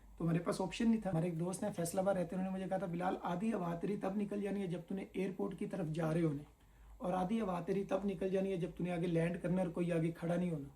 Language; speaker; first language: Urdu; non-native, local second language; Punjabi